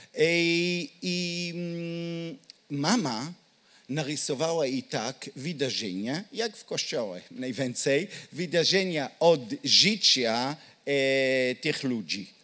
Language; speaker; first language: Polish; non-native, learner; Hebrew